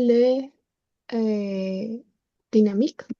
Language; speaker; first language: French; non-native, learner; Spanish